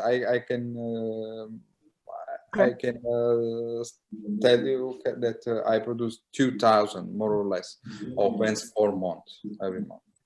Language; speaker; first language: English; non-native, learner; Italian